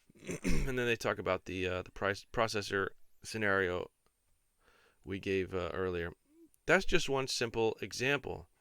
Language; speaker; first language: English; native; English